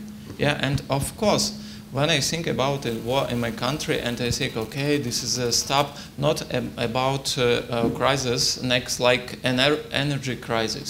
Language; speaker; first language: English; non-native, learner; Ukrainian